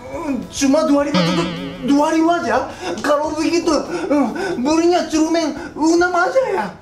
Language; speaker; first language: Indonesian; non-native, learner; Japanese